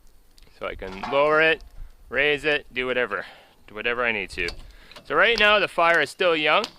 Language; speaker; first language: English; native; English